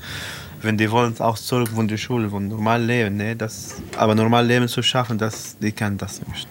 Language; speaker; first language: German; non-native, learner; Arabic